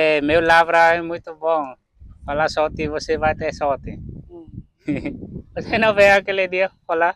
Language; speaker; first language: Portuguese; non-native, learner; Vietnamese